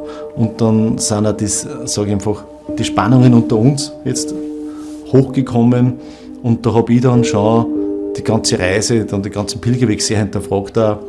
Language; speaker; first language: German; native; German